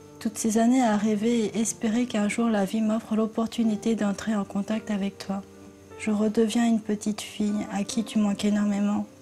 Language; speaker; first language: French; early bilingual, other home language; Korean